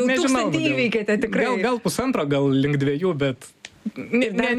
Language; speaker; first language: Lithuanian; native; Lithuanian